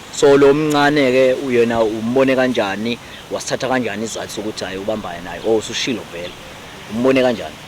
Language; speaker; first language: Zulu; native; Zulu